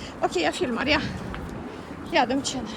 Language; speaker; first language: Swedish; non-native, learner; Russian